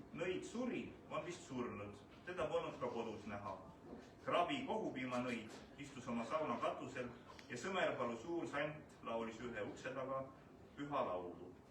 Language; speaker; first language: Estonian; native; Estonian